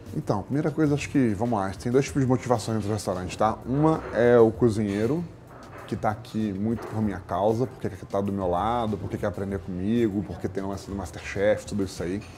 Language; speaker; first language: Portuguese; native; Portuguese